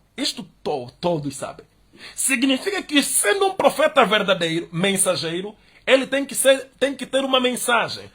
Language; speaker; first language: Portuguese; native; Portuguese